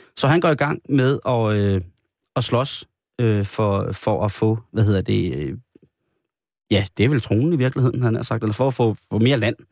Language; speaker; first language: Danish; native; Danish